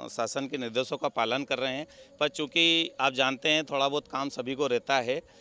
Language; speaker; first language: Hindi; native; Hindi